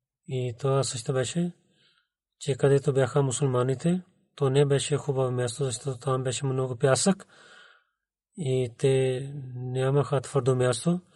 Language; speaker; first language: Bulgarian; non-native, learner; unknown